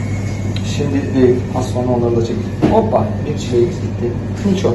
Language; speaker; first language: Turkish; native; Turkish